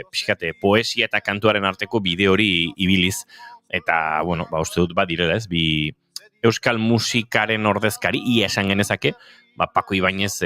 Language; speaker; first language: Basque; native; Basque